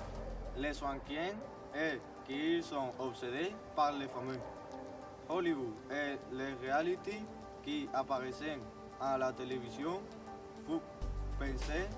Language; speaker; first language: French; non-native, learner; Spanish